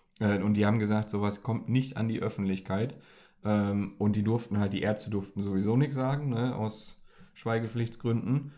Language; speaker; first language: German; early bilingual, other home language; Turkish